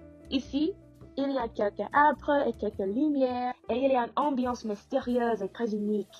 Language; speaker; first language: French; non-native, learner; English